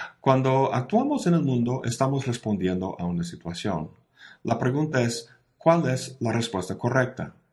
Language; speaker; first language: Spanish; non-native, fluent; English